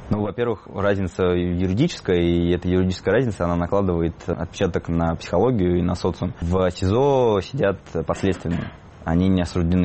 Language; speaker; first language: Russian; native; Russian